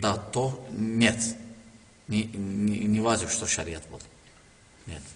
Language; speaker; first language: Russian; non-native, learner; Turkish